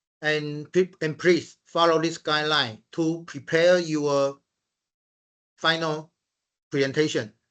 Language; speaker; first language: English; non-native, fluent; Chinese